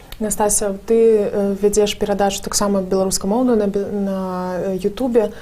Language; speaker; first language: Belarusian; non-native, local second language; Russian